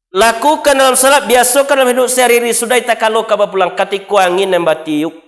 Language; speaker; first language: Malay; non-native, local second language; Minangkabau